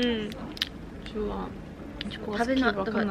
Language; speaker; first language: Japanese; non-native, learner; Korean